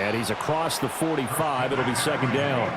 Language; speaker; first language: English; native; English